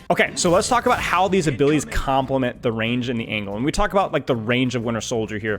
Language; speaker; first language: English; native; English